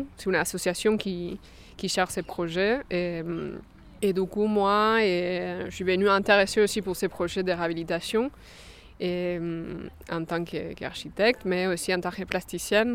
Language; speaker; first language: French; non-native, fluent; Spanish